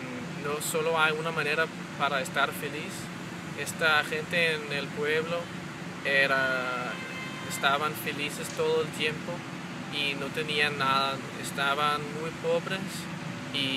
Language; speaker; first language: Spanish; non-native, learner; Danish